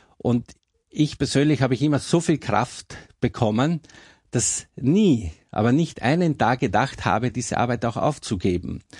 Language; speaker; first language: German; non-native, local second language; Slovenian